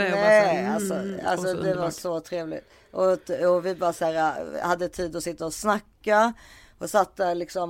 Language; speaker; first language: Swedish; native; Swedish